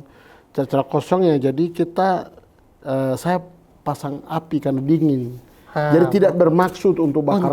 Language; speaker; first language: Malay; non-native, local second language; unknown